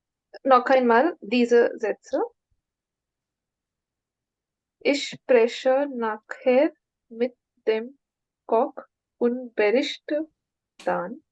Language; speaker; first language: German; non-native, learner; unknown